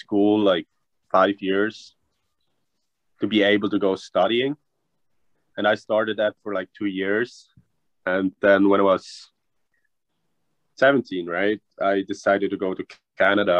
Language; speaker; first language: English; non-native, fluent; Swiss German